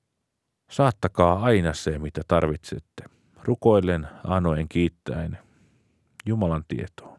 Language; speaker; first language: Finnish; native; Finnish